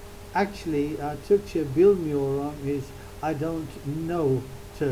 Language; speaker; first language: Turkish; non-native, learner; English